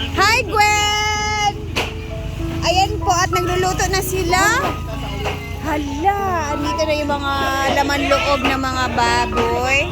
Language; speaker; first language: Filipino; non-native, local second language; Cebuano